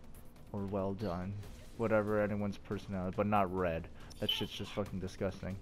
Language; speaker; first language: English; native; English